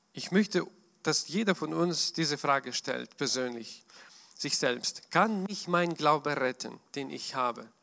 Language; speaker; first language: German; non-native, fluent; Russian